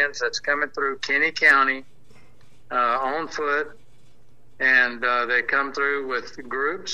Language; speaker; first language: English; native; English